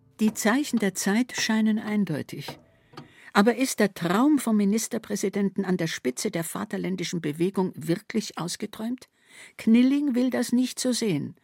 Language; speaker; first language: German; native; German